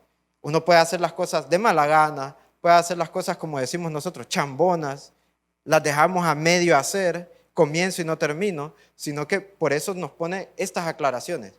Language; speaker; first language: Spanish; native; Spanish